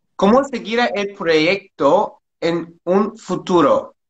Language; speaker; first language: Spanish; non-native, learner; German